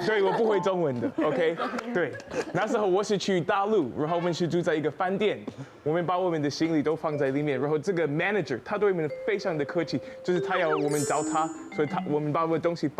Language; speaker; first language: Chinese; non-native, fluent; English